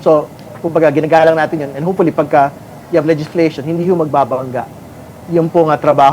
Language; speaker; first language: Filipino; native; Filipino